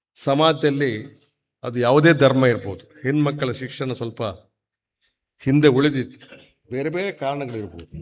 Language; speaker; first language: Kannada; non-native, local second language; Tulu